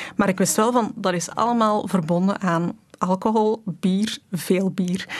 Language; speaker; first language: Dutch; early bilingual, other home language; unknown